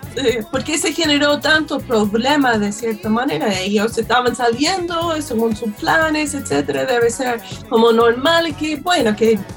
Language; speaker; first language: Spanish; non-native, fluent; English